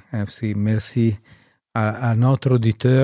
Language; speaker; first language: French; non-native, learner; Italian